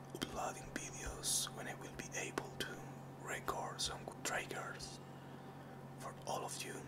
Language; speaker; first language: English; non-native, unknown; Spanish